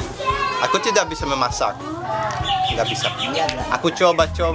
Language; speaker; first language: Indonesian; non-native, fluent; Portuguese